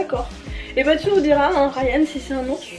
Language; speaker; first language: French; native; French